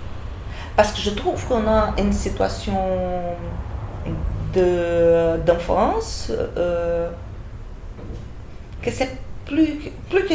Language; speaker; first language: French; non-native, fluent; Portuguese